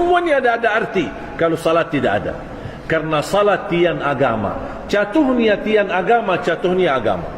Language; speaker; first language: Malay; non-native, fluent; Arabic